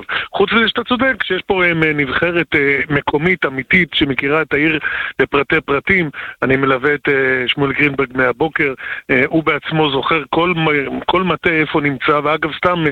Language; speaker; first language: Hebrew; native; Hebrew